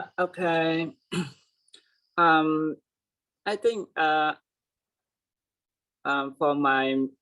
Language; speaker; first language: English; non-native, learner; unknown